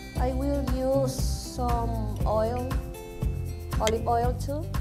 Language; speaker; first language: English; non-native, learner; Spanish